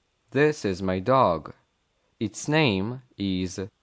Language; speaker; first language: English; non-native, fluent; Polish